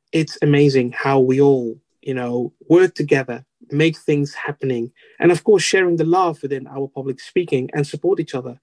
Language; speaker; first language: English; non-native, fluent; Dutch